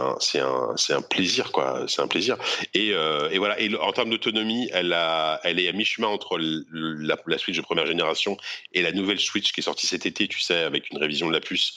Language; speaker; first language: French; native; French